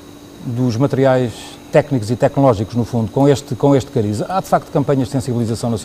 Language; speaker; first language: Portuguese; native; Portuguese